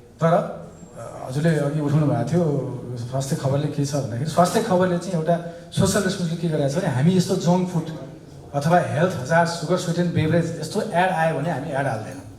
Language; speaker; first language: Nepali; native; Nepali